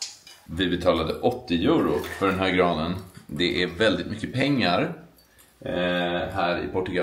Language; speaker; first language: Swedish; native; Swedish